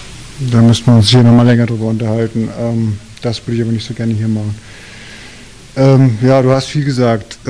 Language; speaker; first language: German; native; German